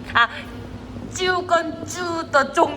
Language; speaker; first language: Chinese; non-native, learner; Korean